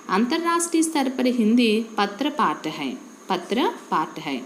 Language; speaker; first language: Hindi; non-native, local second language; Telugu